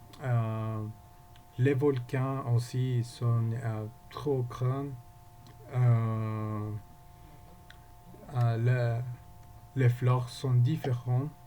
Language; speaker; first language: French; non-native, learner; Spanish